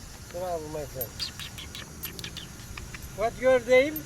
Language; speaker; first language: English; non-native, learner; Greek